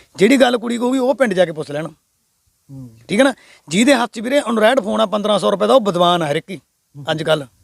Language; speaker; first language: Punjabi; native; Punjabi